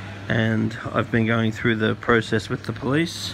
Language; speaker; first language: English; native; English